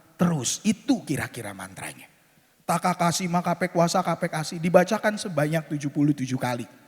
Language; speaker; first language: Indonesian; native; Indonesian